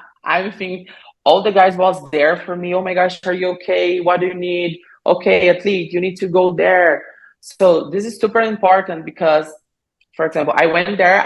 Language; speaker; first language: English; non-native, learner; Portuguese